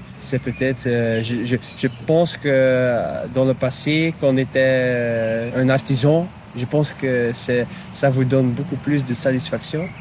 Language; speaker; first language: French; non-native, local second language; Dutch